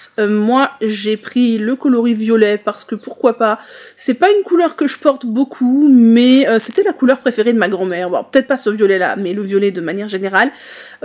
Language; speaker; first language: French; native; French